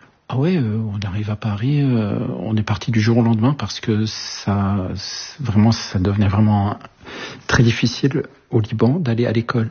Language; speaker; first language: French; early bilingual, other home language; Arabic